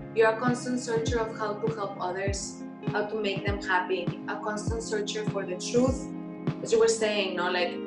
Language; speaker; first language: English; non-native, fluent; Spanish